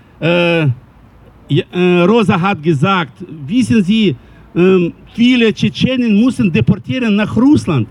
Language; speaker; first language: German; non-native, learner; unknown